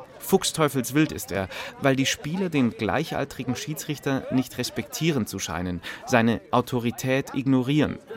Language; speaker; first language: German; native; German